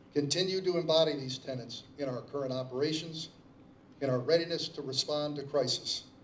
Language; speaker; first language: English; native; English